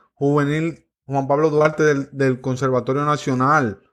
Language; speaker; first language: Spanish; native; Spanish